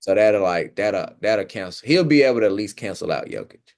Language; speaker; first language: English; native; English